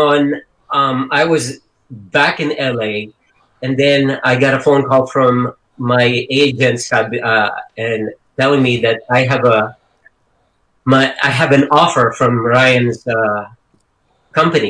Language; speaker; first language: English; non-native, local second language; Filipino